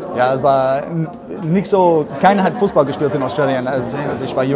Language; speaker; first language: German; non-native, learner; English